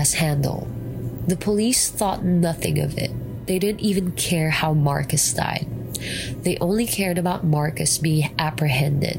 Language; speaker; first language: English; non-native, local second language; Filipino